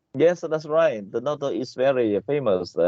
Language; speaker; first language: English; non-native, learner; Vietnamese